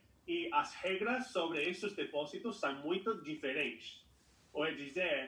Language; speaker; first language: Portuguese; non-native, fluent; English